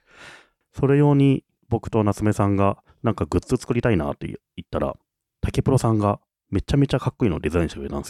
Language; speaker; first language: Japanese; native; Japanese